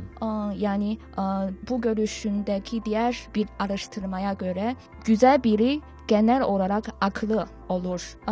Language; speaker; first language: Turkish; non-native, learner; Chinese